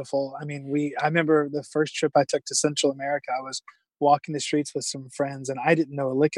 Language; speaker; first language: English; native; English